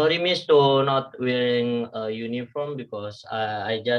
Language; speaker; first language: English; non-native, learner; Indonesian